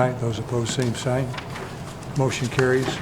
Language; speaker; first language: English; native; English